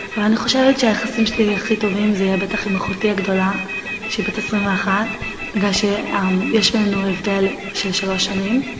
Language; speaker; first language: Hebrew; early bilingual, heritage; Hebrew